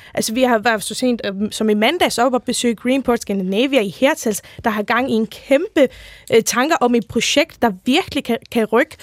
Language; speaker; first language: Danish; native; Danish